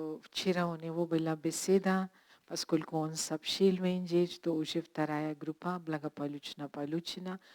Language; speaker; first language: Russian; non-native, learner; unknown